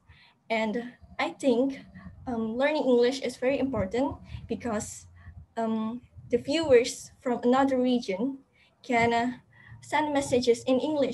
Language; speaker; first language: English; non-native, fluent; Indonesian